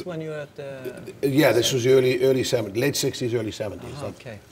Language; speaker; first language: English; native; English